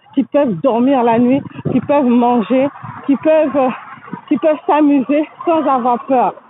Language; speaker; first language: French; native; French